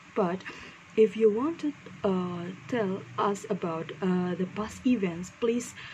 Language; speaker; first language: English; non-native, fluent; Indonesian